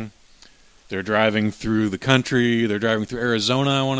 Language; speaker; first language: English; native; English